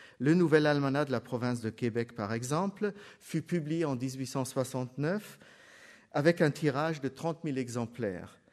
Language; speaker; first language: French; non-native, fluent; German